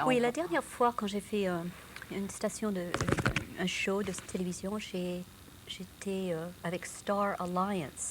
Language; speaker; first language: French; non-native, local second language; English